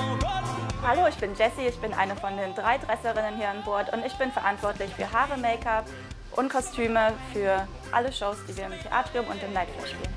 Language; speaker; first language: German; native; German